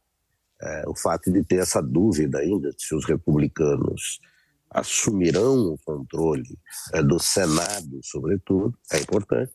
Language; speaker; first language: Portuguese; native; Portuguese